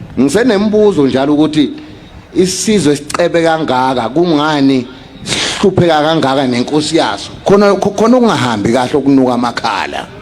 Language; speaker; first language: Zulu; native; Zulu